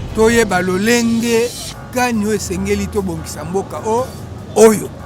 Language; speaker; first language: Lingala; non-native, local second language; Kituba (Democratic Republic of Congo)